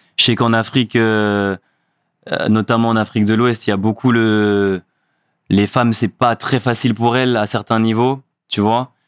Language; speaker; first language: French; early bilingual, other home language; Fula